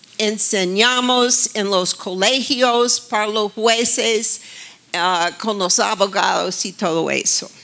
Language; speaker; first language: Spanish; non-native, fluent; English